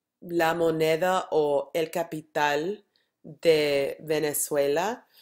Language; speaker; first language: Spanish; non-native, learner; English